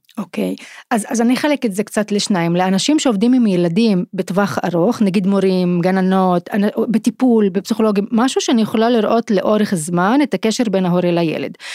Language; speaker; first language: Hebrew; non-native, local second language; Arabic